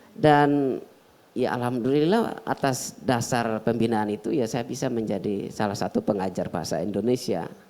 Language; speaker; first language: Indonesian; non-native, local second language; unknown